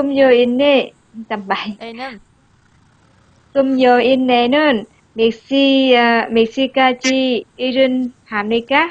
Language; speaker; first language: Korean; non-native, learner; Vietnamese